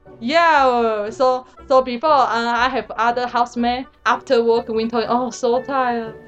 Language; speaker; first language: English; non-native, learner; Chinese